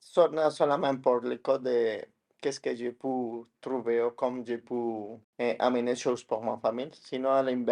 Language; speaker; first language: French; non-native, learner; Spanish